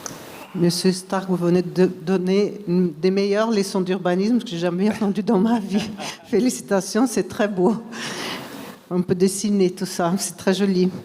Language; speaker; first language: French; non-native, fluent; Portuguese